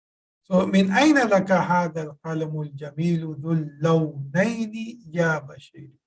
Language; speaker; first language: Arabic; non-native, fluent; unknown